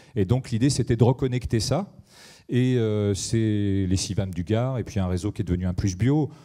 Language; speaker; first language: French; native; French